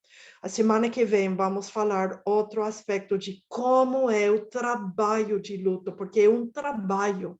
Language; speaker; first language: Portuguese; non-native, fluent; Spanish